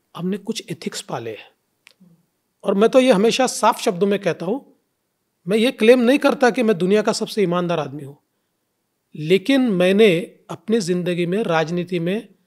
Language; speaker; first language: Hindi; non-native, local second language; Marathi